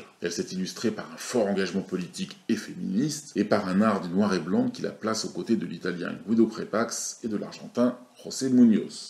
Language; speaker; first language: French; native; French